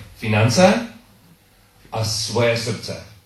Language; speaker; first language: Czech; non-native, learner; English